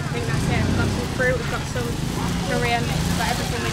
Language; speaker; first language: English; native; English